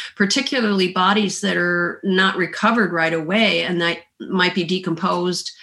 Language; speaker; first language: English; native; English